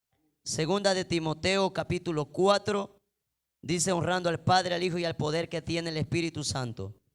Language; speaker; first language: Spanish; native; Spanish